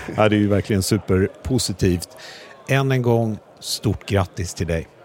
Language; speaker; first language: Swedish; non-native, fluent; Polish